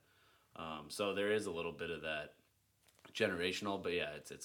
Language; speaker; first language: English; native; English